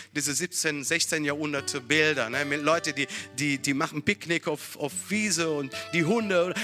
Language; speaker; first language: German; non-native, fluent; Italian